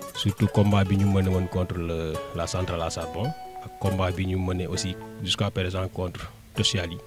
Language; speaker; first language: Wolof; native; Wolof